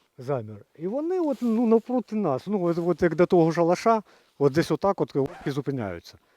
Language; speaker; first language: Ukrainian; native; Ukrainian